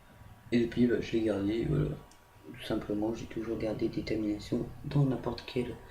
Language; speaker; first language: French; native; French